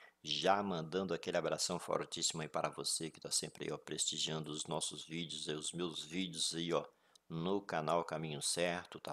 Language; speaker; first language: Portuguese; native; Portuguese